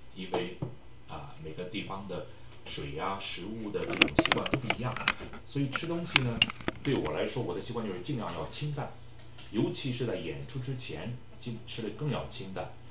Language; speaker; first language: Chinese; native; Chinese